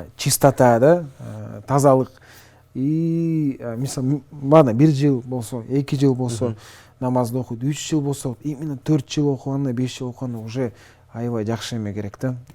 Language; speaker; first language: Kyrgyz; non-native, local second language; Russian